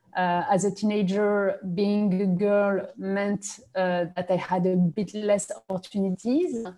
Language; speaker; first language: English; non-native, fluent; French